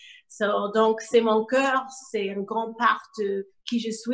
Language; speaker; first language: French; non-native, learner; English